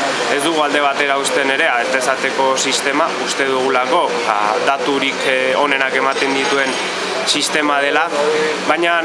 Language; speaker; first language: Basque; native; Basque